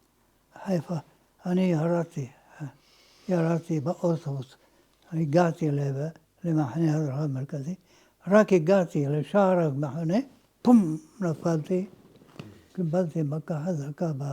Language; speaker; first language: Hebrew; non-native, fluent; Ladino